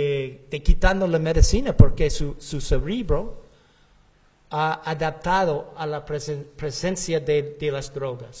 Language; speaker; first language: Spanish; non-native, learner; English